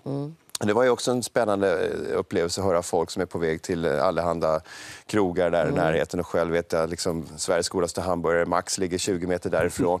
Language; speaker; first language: Swedish; native; Swedish